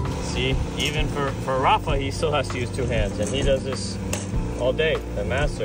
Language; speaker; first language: English; native; English